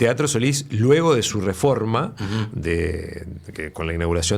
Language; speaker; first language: Spanish; native; Spanish